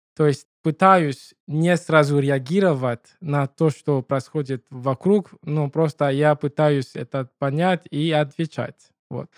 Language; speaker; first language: Russian; non-native, learner; English